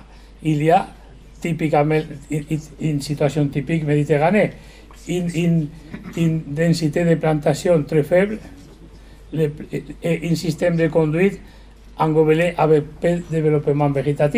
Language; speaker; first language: French; non-native, learner; Spanish